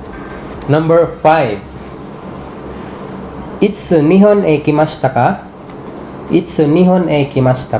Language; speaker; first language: Japanese; non-native, fluent; English